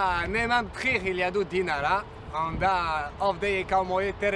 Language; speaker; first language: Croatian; non-native, learner; French